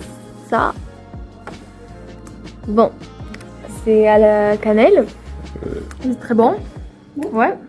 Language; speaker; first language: French; non-native, fluent; Swedish